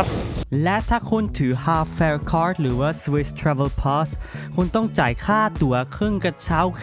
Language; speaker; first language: Thai; early bilingual, heritage; Thai